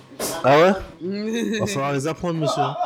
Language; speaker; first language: French; native; French